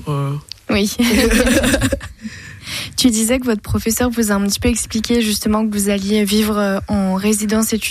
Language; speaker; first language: French; native; French